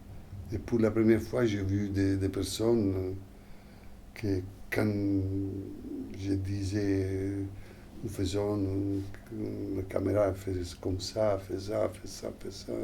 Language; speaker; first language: French; non-native, fluent; Italian